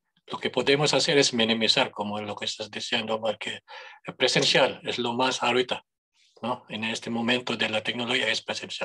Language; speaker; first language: Spanish; non-native, fluent; English